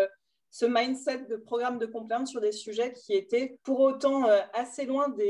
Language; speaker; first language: French; native; French